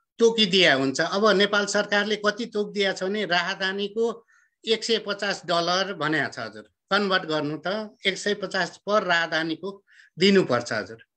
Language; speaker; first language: Nepali; native; Nepali